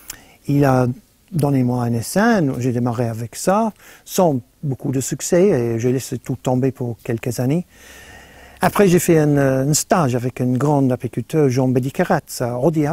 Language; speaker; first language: French; non-native, fluent; English